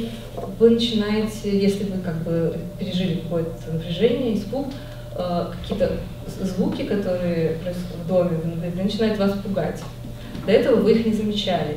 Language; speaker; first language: Russian; native; Russian